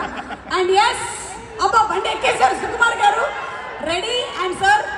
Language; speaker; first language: Telugu; native; Telugu